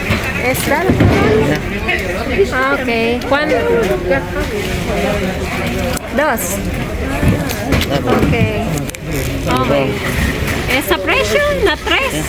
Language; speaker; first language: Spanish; non-native, learner; Filipino